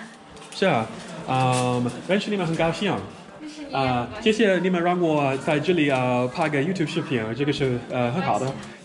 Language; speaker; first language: Chinese; non-native, learner; English